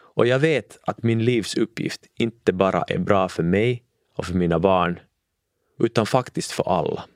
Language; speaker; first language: Swedish; non-native, local second language; Finnish